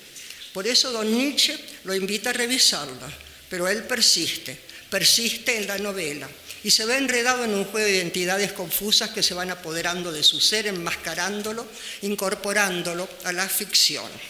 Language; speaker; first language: Spanish; native; Spanish